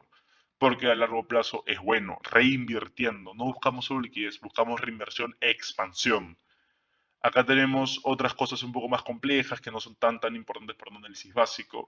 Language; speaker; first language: Spanish; native; Spanish